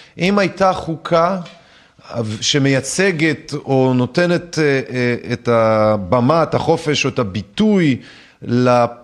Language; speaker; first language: Hebrew; early bilingual, other home language; Russian